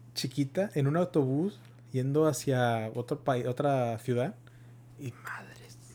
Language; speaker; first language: Spanish; early bilingual, heritage; Spanish